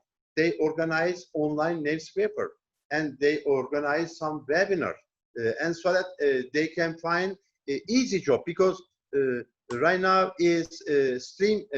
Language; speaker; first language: English; non-native, learner; Turkish